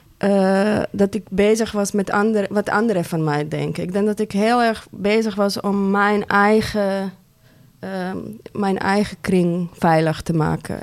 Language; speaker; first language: Dutch; non-native, fluent; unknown